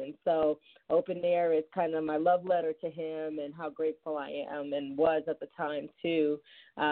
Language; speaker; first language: English; native; English